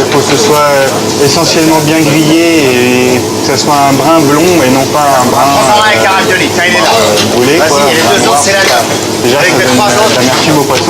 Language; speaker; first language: French; native; French